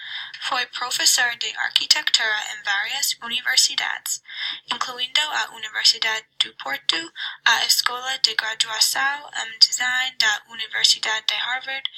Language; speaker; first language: Portuguese; non-native, learner; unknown